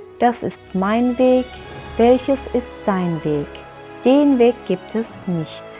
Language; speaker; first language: German; non-native, fluent; Turkish